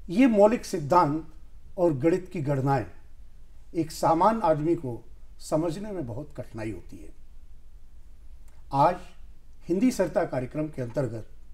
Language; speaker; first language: Hindi; native; Hindi